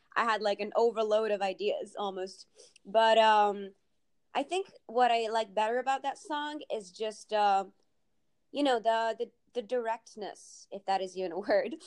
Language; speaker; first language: English; early bilingual, other home language; Italian